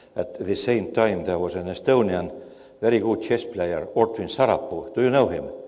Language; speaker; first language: English; non-native, fluent; Estonian